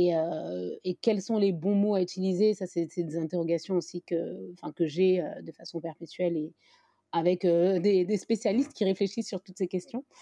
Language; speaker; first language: French; native; French